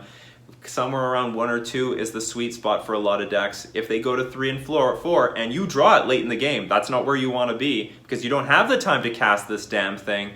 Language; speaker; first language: English; native; English